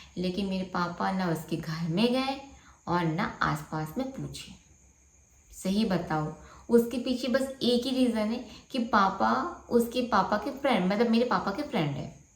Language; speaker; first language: Hindi; non-native, local second language; Bangla